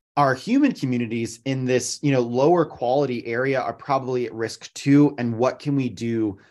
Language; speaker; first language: English; native; English